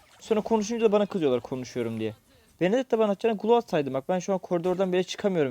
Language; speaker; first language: Turkish; native; Turkish